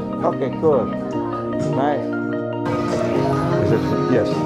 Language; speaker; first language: English; non-native, learner; Indonesian